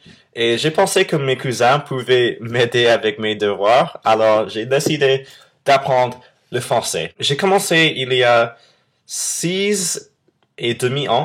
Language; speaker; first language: French; non-native, fluent; English